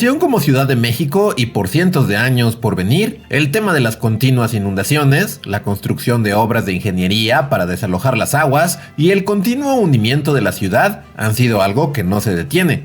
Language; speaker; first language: Spanish; native; Spanish